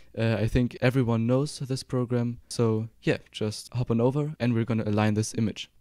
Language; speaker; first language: English; non-native, fluent; German